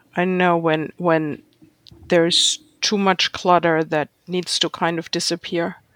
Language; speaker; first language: English; non-native, fluent; German